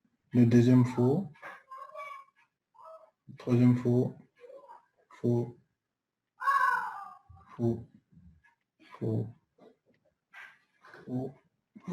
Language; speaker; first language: French; native; French